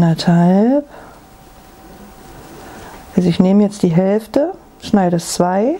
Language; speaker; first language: German; native; German